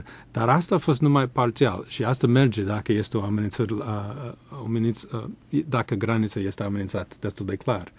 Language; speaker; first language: Romanian; non-native, fluent; English